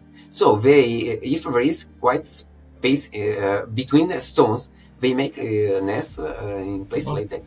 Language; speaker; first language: English; non-native, fluent; Italian